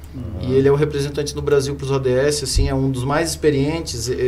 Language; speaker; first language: Portuguese; non-native, fluent; German